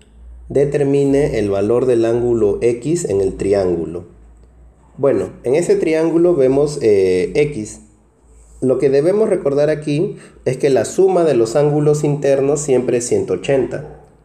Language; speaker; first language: Spanish; native; Spanish